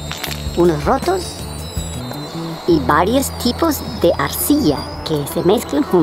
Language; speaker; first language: Spanish; non-native, learner; English